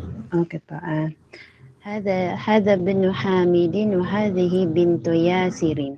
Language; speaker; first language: Arabic; non-native, learner; Filipino